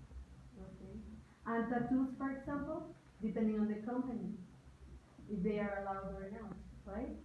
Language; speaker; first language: English; non-native, fluent; Spanish